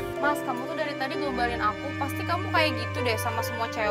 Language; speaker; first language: Indonesian; native; Indonesian